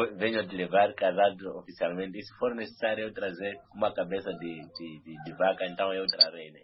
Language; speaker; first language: Portuguese; non-native, local second language; Nyanja